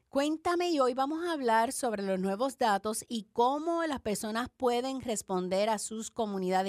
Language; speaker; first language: Spanish; native; Spanish